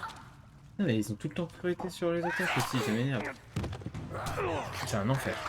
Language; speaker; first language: French; native; French